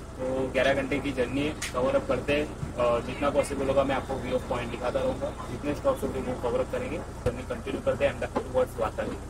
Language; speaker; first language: Hindi; non-native, local second language; Gujarati